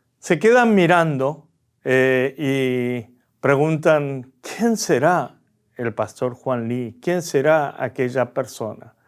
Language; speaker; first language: Spanish; early bilingual, other home language; Korean